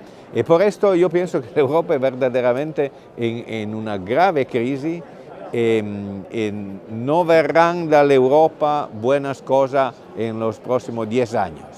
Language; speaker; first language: Spanish; non-native, fluent; Italian